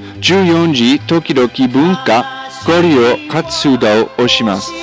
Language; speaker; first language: Japanese; non-native, learner; English